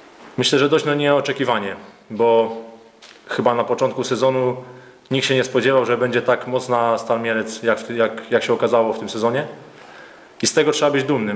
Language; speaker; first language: Polish; native; Polish